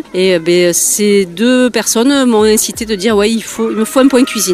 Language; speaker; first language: French; native; French